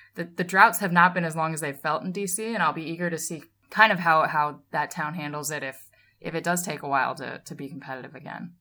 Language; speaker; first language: English; native; English